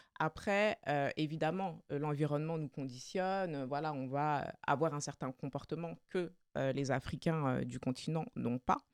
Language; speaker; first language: French; early bilingual, other home language; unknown